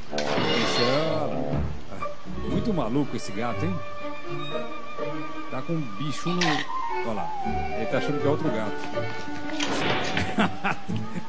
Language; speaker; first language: Portuguese; native; Portuguese